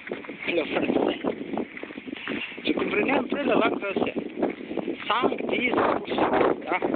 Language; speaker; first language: French; non-native, learner; Romanian